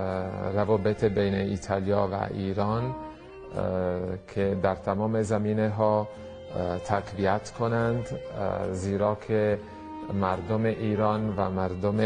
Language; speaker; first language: Persian; non-native, fluent; Italian